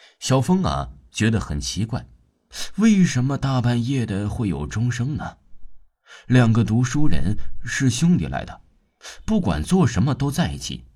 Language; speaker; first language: Chinese; non-native, local second language; Cantonese